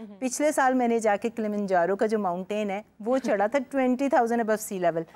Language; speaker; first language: Urdu; non-native, local second language; Punjabi